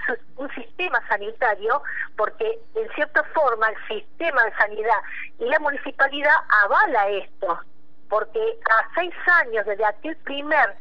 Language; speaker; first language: Spanish; native; Spanish